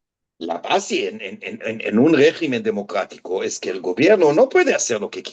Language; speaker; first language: Spanish; non-native, fluent; Hebrew